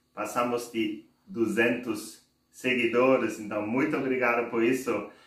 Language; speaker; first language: Portuguese; non-native, fluent; German